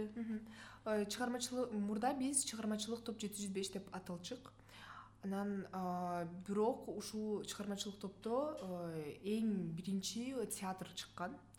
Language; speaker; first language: Kyrgyz; non-native, local second language; Russian